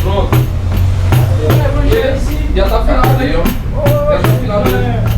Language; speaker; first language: Portuguese; non-native, learner; Haitian Creole